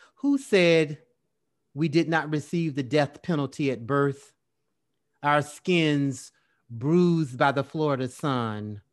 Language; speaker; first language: English; native; English